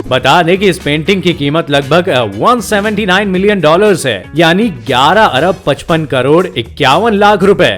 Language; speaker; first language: Hindi; native; Hindi